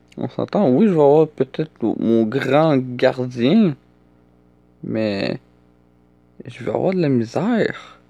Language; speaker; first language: French; native; French